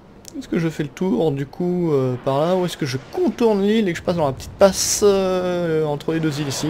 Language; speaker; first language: French; native; French